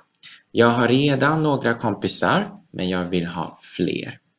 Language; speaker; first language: Swedish; non-native, fluent; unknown